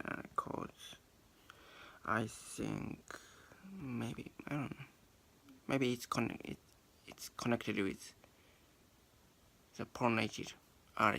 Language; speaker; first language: English; non-native, learner; Japanese